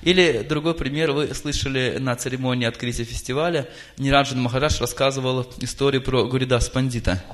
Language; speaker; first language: Russian; native; Russian